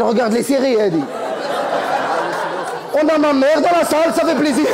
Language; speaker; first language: French; native; French